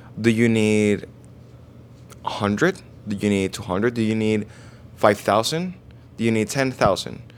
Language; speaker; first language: English; non-native, fluent; Spanish